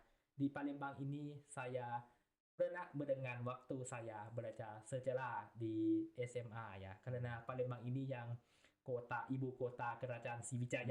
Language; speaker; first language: Indonesian; non-native, learner; Thai